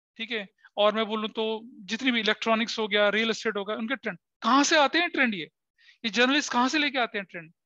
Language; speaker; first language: Hindi; native; Hindi